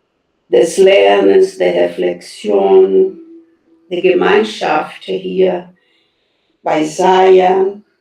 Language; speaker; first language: German; non-native, fluent; Portuguese